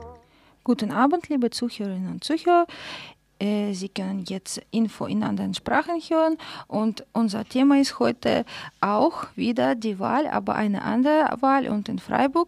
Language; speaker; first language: German; non-native, fluent; Russian